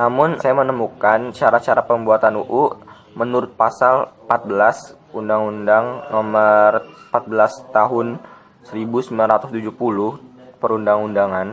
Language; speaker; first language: Indonesian; native; Indonesian